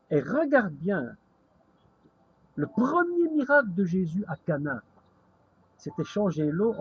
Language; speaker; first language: French; native; French